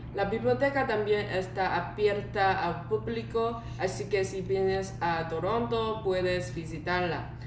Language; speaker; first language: Spanish; non-native, learner; Chinese